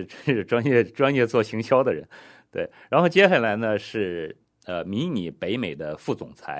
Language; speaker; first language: Chinese; native; Chinese